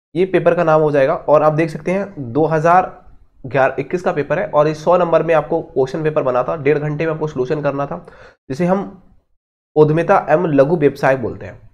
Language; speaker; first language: Hindi; native; Hindi